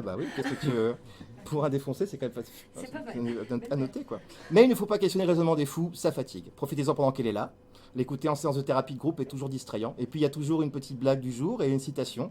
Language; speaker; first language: French; native; French